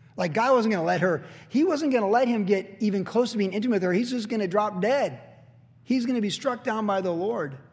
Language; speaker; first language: English; native; English